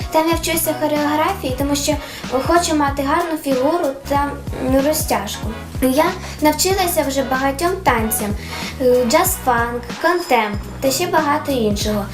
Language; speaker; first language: Ukrainian; non-native, local second language; Russian